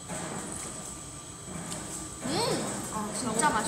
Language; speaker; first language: Korean; non-native, fluent; Thai